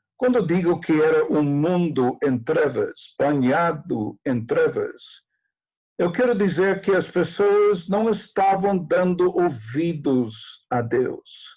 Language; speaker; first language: Portuguese; non-native, fluent; English